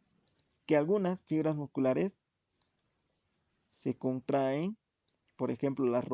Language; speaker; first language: Spanish; native; Spanish